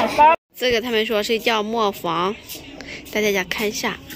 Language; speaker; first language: Chinese; non-native, fluent; Lao